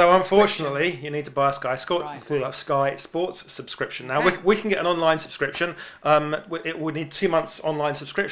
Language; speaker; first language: English; native; English